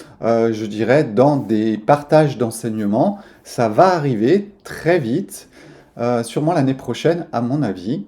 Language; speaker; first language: French; native; French